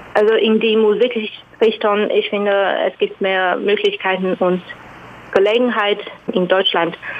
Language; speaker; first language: German; non-native, fluent; Chinese